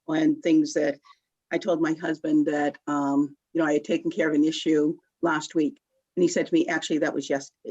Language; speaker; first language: English; native; English